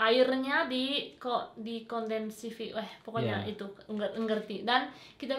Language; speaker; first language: Indonesian; non-native, fluent; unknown